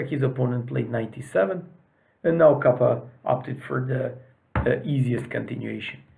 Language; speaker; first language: English; non-native, fluent; Serbian